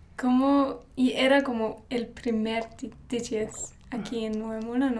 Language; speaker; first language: Spanish; non-native, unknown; English